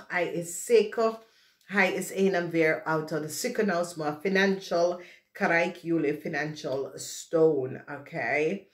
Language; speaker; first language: Dutch; non-native, fluent; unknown